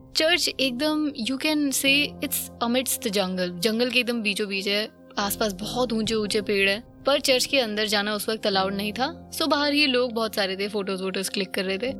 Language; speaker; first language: Hindi; native; Hindi